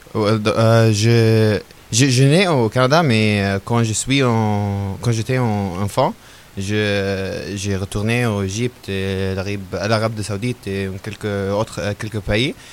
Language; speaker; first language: French; non-native, learner; Arabic